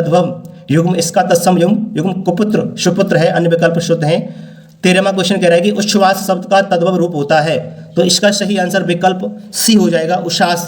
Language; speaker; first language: Hindi; native; Hindi